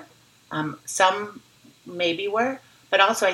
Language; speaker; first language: English; native; English